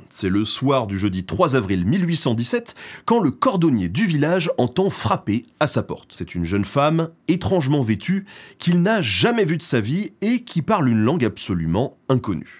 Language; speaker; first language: French; native; French